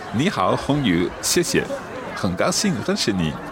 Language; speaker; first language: Chinese; non-native, learner; English